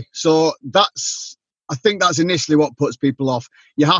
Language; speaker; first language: English; native; English